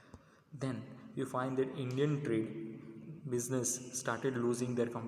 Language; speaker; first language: English; non-native, local second language; Hindi